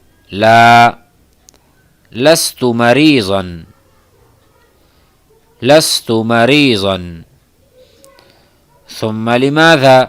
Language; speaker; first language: Arabic; non-native, fluent; Urdu